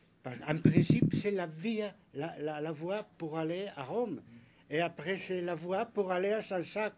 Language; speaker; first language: French; non-native, fluent; Spanish